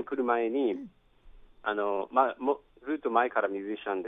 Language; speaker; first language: Japanese; non-native, fluent; English